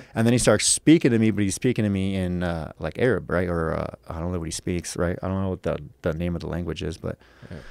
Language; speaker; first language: English; native; English